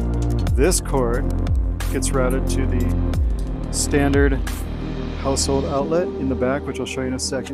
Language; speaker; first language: English; native; English